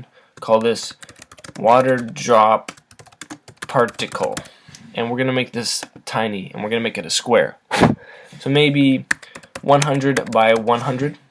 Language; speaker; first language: English; native; English